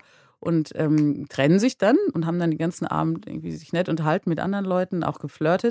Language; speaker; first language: German; native; German